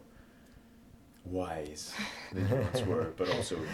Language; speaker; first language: English; native; English